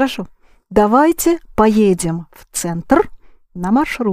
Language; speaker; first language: Russian; non-native, fluent; English